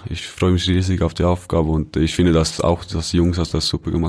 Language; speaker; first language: German; non-native, fluent; Norwegian